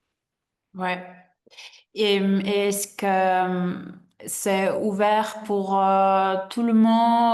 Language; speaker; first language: French; non-native, fluent; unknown